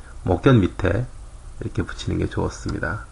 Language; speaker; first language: Korean; native; Korean